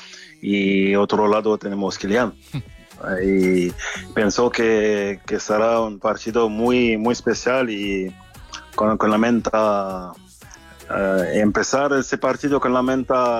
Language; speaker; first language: Spanish; non-native, fluent; French